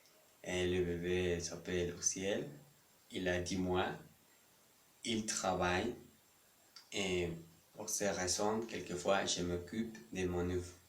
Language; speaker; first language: French; non-native, learner; Spanish